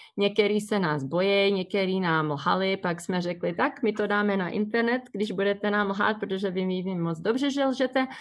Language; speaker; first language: Czech; early bilingual, heritage; Czech